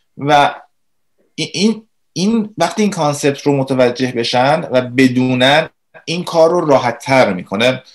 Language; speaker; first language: Persian; native; Persian